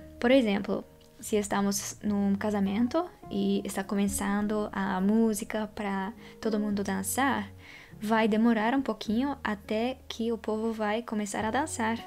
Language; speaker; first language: Portuguese; non-native, fluent; Dutch